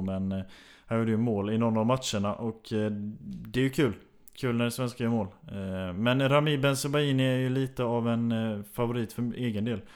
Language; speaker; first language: Swedish; native; Swedish